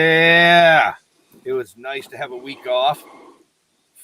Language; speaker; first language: English; native; English